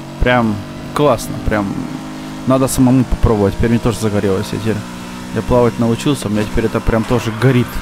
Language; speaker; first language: Russian; native; Russian